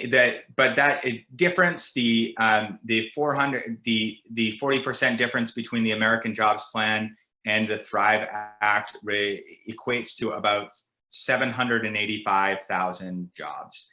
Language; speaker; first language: English; native; English